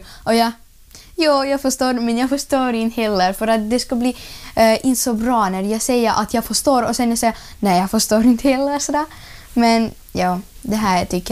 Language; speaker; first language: Swedish; early bilingual, other home language; Russian